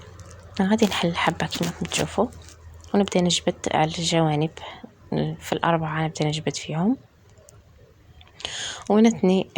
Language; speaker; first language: Arabic; native; Arabic